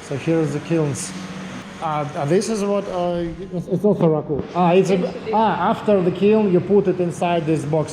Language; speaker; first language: English; non-native, learner; Russian